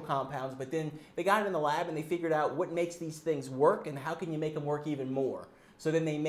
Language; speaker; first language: English; native; English